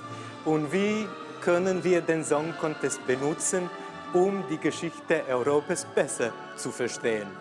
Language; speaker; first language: German; non-native, fluent; English